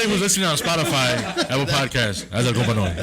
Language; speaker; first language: English; early bilingual, other home language; Spanish